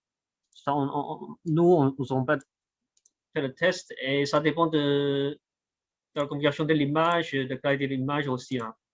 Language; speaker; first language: French; non-native, fluent; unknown